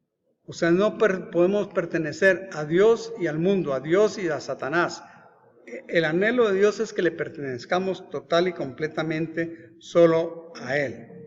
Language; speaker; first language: Spanish; native; Spanish